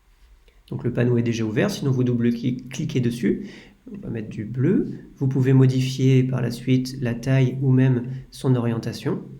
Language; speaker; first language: French; native; French